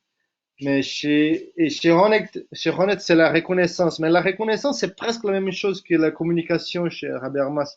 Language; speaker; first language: French; non-native, fluent; Portuguese